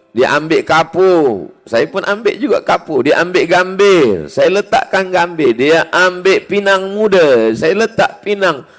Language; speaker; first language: Malay; native; Malay